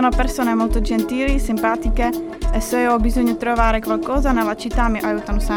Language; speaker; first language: Italian; non-native, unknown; Czech